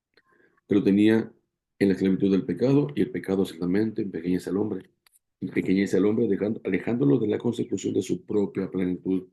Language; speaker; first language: Spanish; native; Spanish